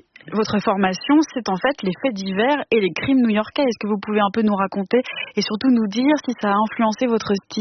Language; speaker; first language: French; native; French